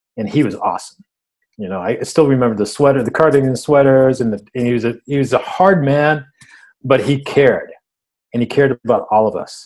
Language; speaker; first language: English; early bilingual, other home language; Spanish